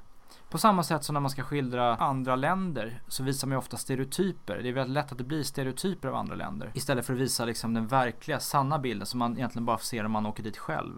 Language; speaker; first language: Swedish; native; Swedish